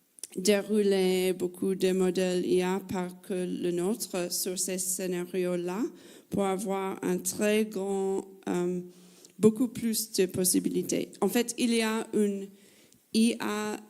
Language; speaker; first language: French; non-native, fluent; English